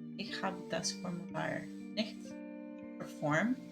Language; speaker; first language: German; non-native, learner; Spanish